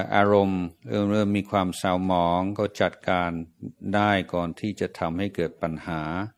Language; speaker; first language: Thai; non-native, fluent; English